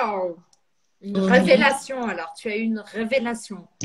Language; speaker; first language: French; non-native, fluent; Portuguese